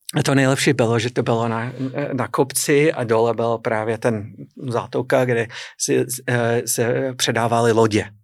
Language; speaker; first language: Czech; non-native, fluent; English